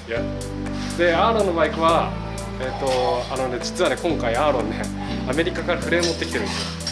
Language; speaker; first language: Japanese; native; Japanese